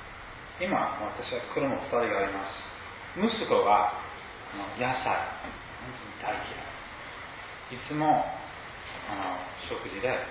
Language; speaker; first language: Japanese; non-native, fluent; English